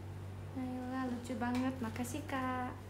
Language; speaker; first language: Indonesian; non-native, learner; Japanese